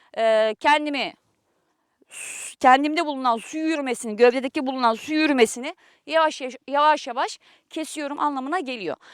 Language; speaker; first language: Turkish; native; Turkish